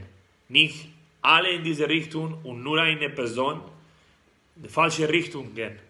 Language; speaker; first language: German; non-native, learner; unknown